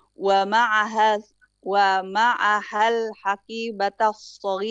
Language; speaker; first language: Arabic; non-native, learner; Indonesian